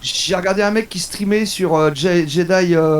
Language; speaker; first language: French; native; French